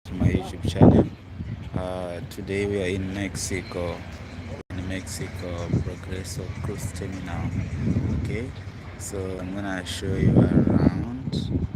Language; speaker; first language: English; non-native, local second language; Shona